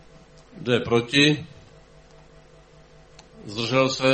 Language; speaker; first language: Czech; native; Czech